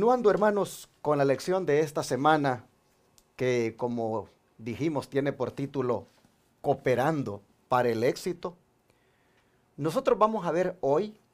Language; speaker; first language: Spanish; native; Spanish